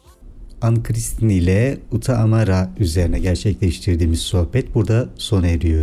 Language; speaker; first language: Turkish; native; Turkish